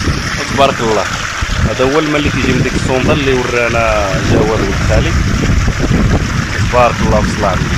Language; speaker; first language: Arabic; native; Arabic